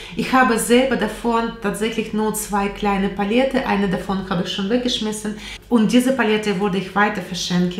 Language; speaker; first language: German; non-native, learner; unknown